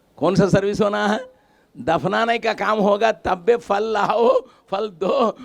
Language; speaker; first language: Hindi; non-native, local second language; Tamil